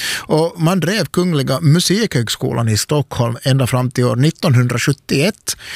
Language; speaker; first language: Swedish; native; Swedish